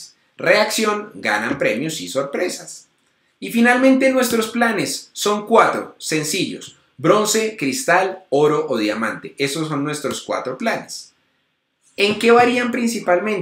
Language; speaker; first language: Spanish; native; Spanish